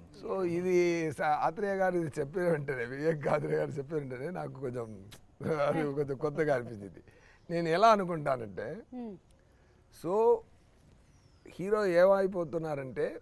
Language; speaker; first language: Telugu; non-native, learner; Tamil